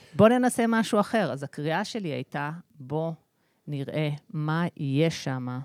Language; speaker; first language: Hebrew; early bilingual, other home language; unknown